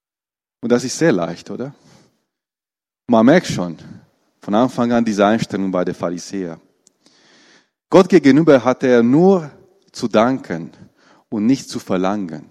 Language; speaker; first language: German; non-native, fluent; Romanian